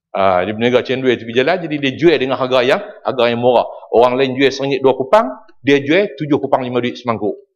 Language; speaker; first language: Malay; native; Malay